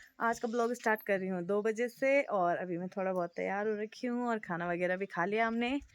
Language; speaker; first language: Hindi; non-native, local second language; Garhwali